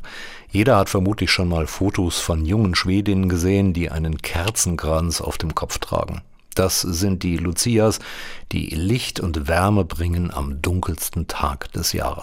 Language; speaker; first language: German; native; German